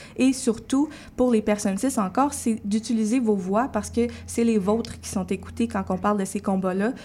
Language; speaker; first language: French; native; French